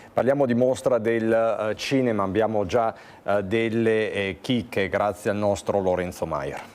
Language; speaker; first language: Italian; native; Italian